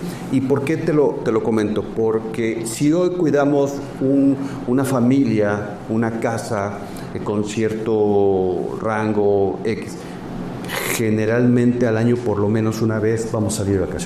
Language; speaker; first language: Spanish; native; Spanish